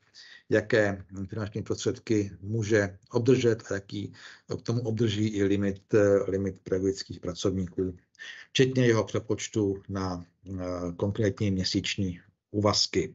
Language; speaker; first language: Czech; native; Czech